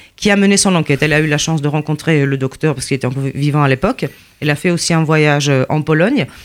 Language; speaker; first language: French; non-native, fluent; Polish